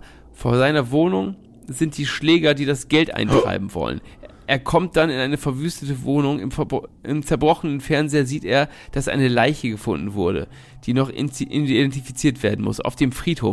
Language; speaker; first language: German; native; German